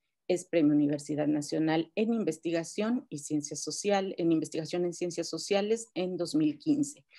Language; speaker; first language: Spanish; native; Spanish